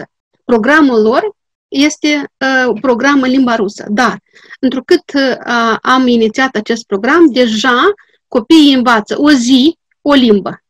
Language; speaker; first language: Romanian; non-native, local second language; Gagauz